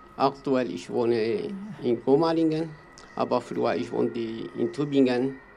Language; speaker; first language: German; non-native, learner; Kurdish